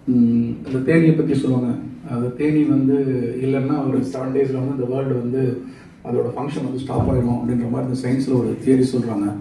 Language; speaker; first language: Tamil; native; Tamil